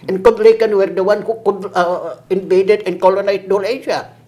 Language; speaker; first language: English; non-native, local second language; Filipino